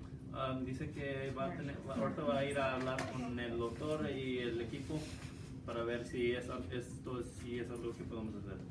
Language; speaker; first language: Spanish; non-native, learner; English